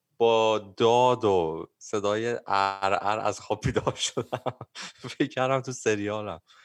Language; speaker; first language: Persian; native; Persian